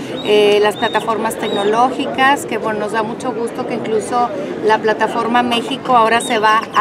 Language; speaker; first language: Spanish; native; Spanish